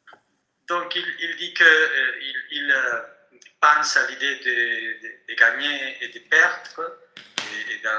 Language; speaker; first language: French; non-native, fluent; Spanish